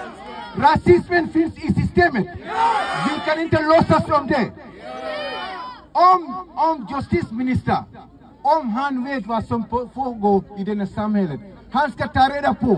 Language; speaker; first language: Swedish; non-native, fluent; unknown